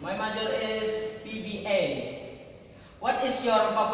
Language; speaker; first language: English; non-native, learner; Indonesian